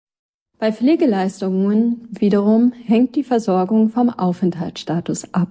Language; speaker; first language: German; native; German